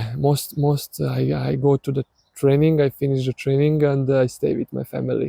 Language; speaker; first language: English; non-native, learner; Serbian